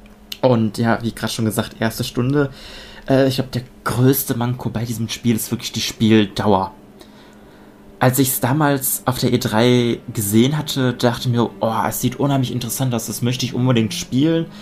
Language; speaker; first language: German; native; German